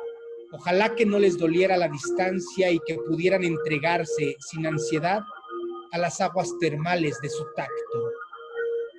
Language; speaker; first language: Spanish; native; Spanish